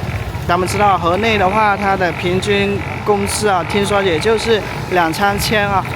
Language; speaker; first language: Chinese; native; Chinese